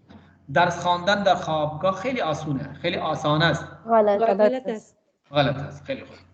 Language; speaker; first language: Persian; non-native, fluent; Urdu